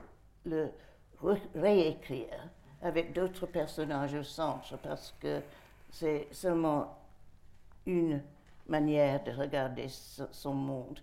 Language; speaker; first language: French; non-native, fluent; English